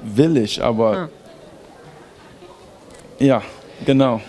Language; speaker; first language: German; early bilingual, heritage; German